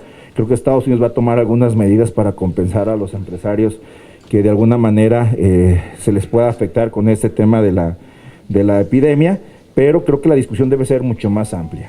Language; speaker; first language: Spanish; native; Spanish